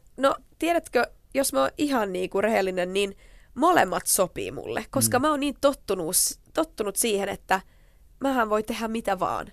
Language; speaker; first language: Finnish; non-native, local second language; Swedish